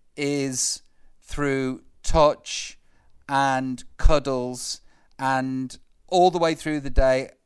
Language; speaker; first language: English; native; English